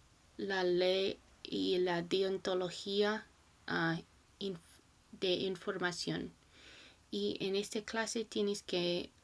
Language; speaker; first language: Spanish; non-native, learner; English